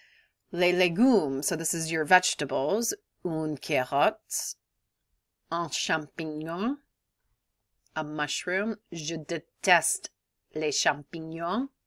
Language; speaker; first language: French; non-native, fluent; English